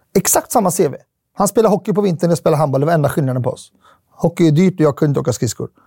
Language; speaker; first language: Swedish; early bilingual, other home language; Arabic